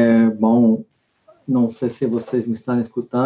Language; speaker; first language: Portuguese; non-native, fluent; Spanish